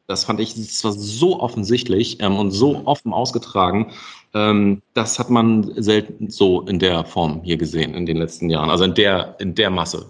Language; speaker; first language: German; native; German